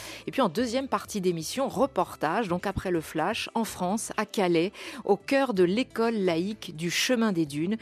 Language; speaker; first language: French; native; French